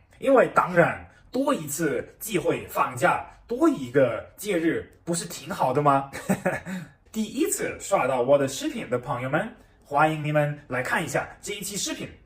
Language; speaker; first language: Chinese; non-native, fluent; German